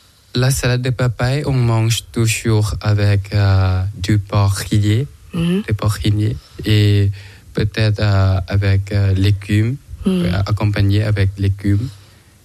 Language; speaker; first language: French; non-native, learner; Thai